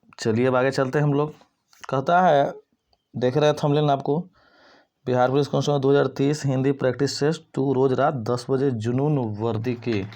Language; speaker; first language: Hindi; native; Hindi